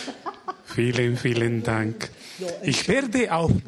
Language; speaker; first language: German; non-native, fluent; Spanish